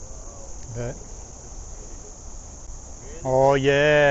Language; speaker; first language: English; non-native, learner; French